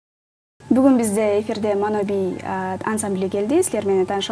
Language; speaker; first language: Kyrgyz; native; Kyrgyz